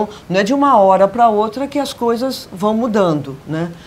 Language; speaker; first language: Portuguese; native; Portuguese